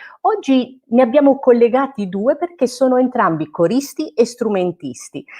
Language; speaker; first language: Italian; native; Italian